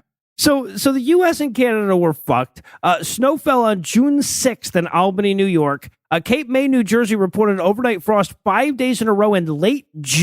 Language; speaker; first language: English; native; English